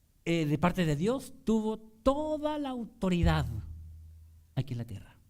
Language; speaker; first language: Spanish; native; Spanish